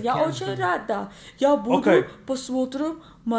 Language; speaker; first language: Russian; non-native, learner; English